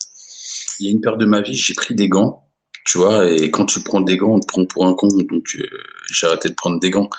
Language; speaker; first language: French; native; French